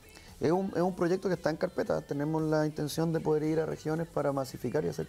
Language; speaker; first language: Spanish; native; Spanish